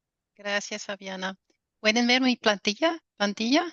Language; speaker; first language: Spanish; non-native, fluent; German